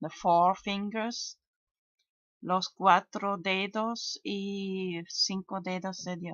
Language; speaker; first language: Spanish; non-native, learner; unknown